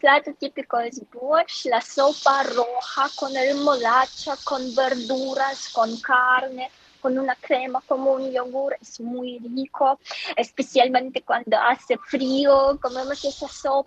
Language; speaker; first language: Spanish; non-native, fluent; Ukrainian